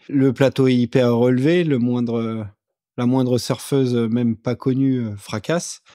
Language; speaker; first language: French; native; French